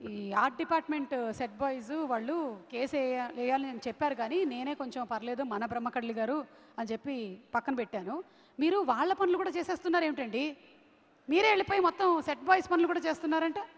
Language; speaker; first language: Telugu; native; Telugu